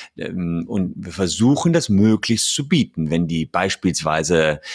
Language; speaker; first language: German; native; German